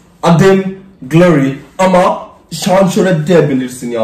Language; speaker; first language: Turkish; non-native, fluent; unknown